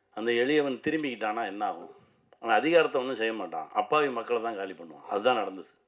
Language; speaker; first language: Tamil; native; Tamil